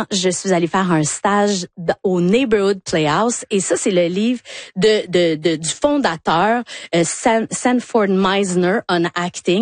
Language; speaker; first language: French; native; French